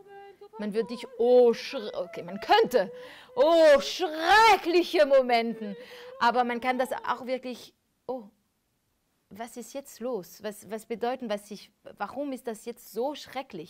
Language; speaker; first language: German; non-native, fluent; French